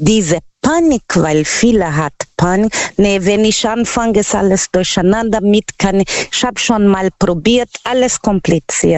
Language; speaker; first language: German; non-native, fluent; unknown